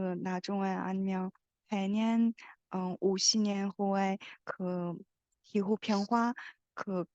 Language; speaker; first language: Korean; non-native, learner; Chinese